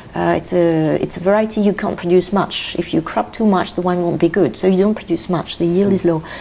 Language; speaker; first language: English; non-native, fluent; French